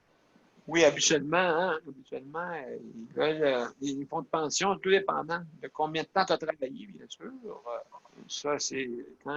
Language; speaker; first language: French; native; French